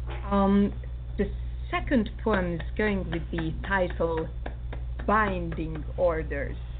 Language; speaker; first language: English; non-native, fluent; Hungarian